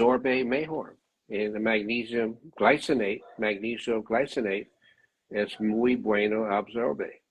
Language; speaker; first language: Spanish; non-native, learner; English